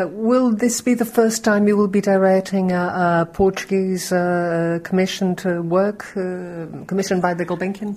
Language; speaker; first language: English; non-native, fluent; Portuguese